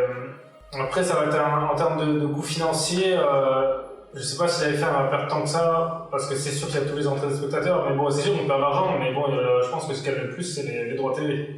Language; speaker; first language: French; native; French